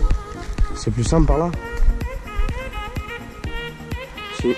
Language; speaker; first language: French; native; French